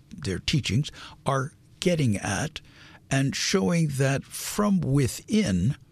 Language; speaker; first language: English; native; English